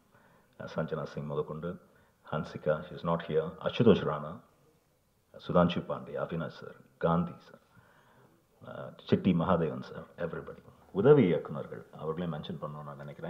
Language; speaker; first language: Tamil; native; Tamil